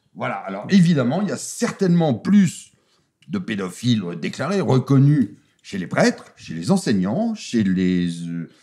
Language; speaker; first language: French; native; French